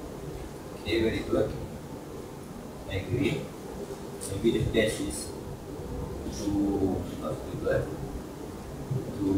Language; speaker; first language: English; non-native, learner; Malay